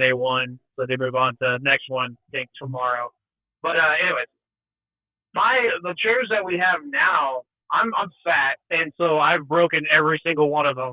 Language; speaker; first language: English; native; English